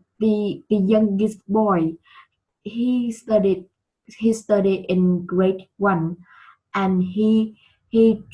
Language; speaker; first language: English; non-native, learner; Vietnamese